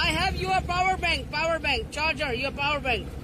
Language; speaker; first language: English; non-native, learner; Hindi